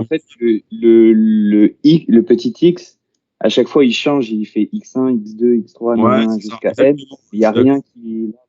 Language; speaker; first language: French; native; French